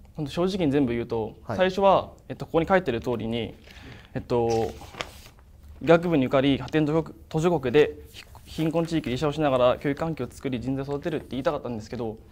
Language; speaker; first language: Japanese; native; Japanese